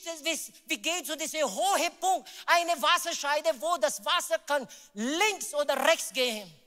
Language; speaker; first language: German; non-native, learner; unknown